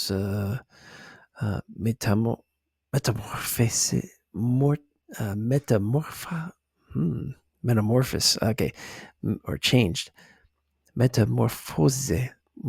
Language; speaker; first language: French; non-native, learner; English